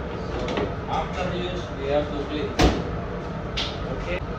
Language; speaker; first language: English; non-native, learner; Indonesian